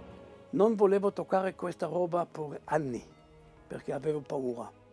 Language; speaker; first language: Italian; non-native, fluent; Hebrew